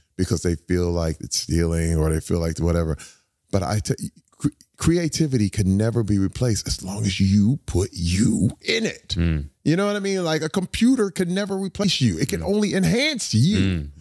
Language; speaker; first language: English; native; English